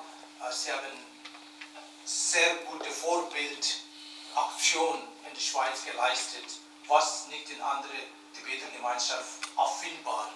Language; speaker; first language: German; non-native, learner; Tibetan